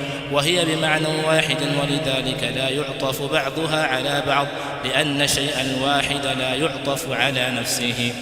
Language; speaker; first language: Arabic; non-native, fluent; Swahili